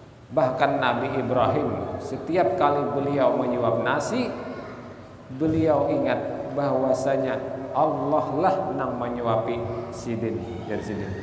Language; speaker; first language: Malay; non-native, local second language; Banjar